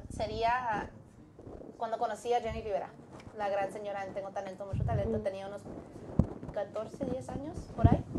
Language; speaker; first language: Spanish; early bilingual, heritage; Spanish